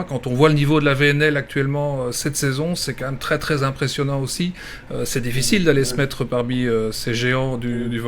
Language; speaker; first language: French; native; French